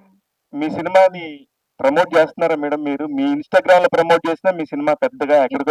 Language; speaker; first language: Telugu; native; Telugu